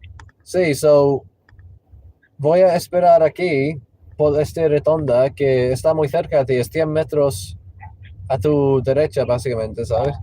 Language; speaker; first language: Spanish; non-native, local second language; English